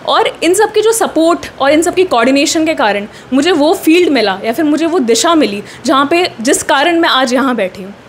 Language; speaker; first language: Hindi; native; Hindi